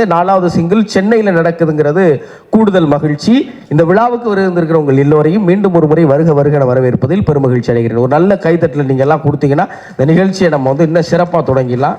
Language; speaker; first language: Tamil; native; Tamil